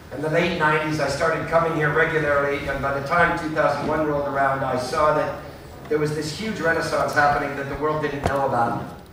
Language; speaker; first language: English; native; English